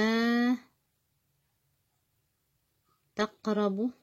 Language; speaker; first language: Arabic; non-native, fluent; Indonesian